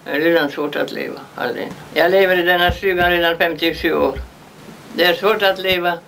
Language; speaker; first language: Swedish; early bilingual, heritage; Swedish